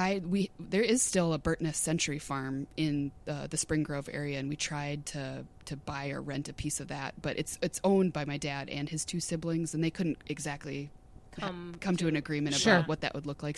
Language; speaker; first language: English; native; English